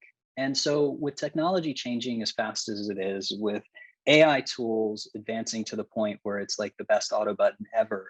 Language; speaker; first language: English; native; English